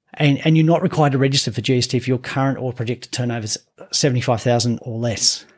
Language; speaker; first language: English; native; English